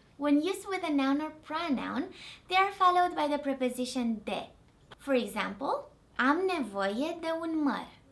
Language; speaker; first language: English; non-native, fluent; Romanian